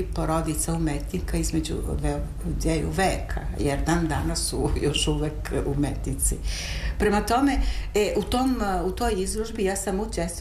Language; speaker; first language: Serbian; non-native, fluent; Italian